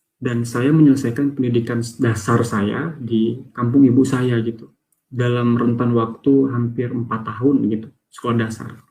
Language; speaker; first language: Indonesian; native; Indonesian